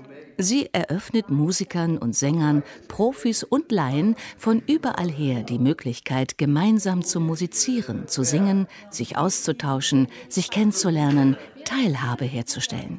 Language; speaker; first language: German; native; German